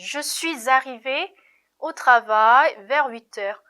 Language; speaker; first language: French; non-native, fluent; Korean